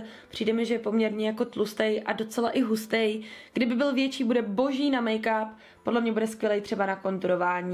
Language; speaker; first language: Czech; native; Czech